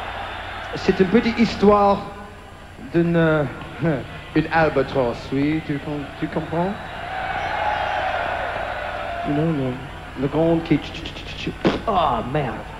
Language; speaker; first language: French; non-native, learner; English